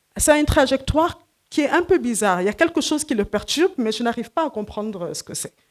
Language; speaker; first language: French; non-native, local second language; Fula